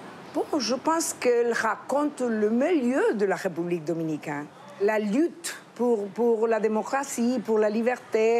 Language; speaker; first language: French; non-native, fluent; Spanish